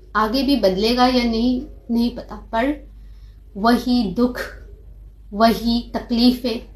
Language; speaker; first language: Hindi; non-native, local second language; Bangla